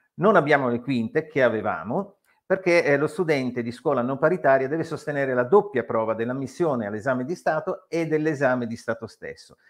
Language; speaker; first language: Italian; native; Italian